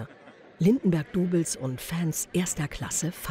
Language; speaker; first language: German; native; German